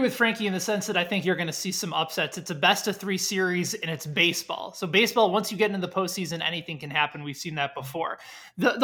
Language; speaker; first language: English; native; English